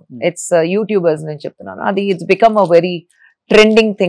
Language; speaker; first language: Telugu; non-native, fluent; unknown